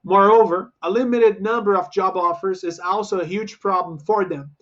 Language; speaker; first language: English; non-native, fluent; Portuguese